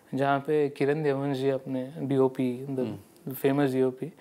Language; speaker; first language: Hindi; non-native, local second language; Marathi